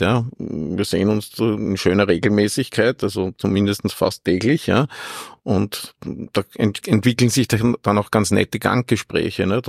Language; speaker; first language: German; native; German